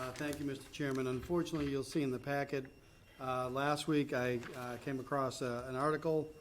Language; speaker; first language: English; native; English